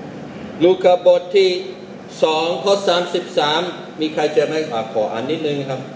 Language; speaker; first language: Thai; non-native, fluent; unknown